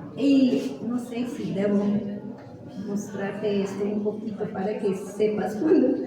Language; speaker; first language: Spanish; non-native, fluent; English